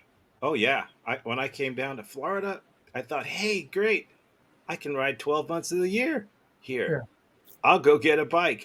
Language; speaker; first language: English; native; English